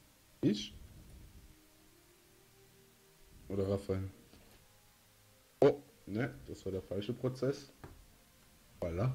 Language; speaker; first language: German; native; German